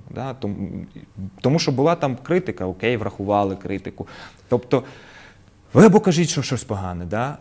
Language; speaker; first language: Ukrainian; non-native, local second language; Russian